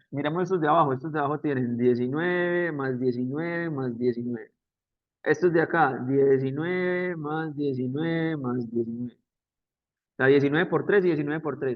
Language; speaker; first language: Spanish; native; Spanish